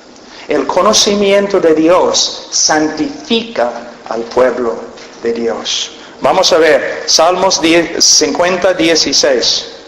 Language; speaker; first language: Spanish; non-native, fluent; English